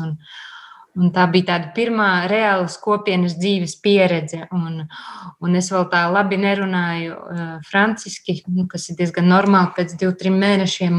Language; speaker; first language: Latvian; native; Latvian